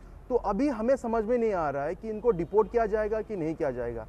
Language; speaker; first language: Urdu; non-native, local second language; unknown